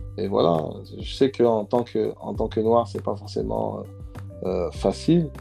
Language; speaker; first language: French; early bilingual, other home language; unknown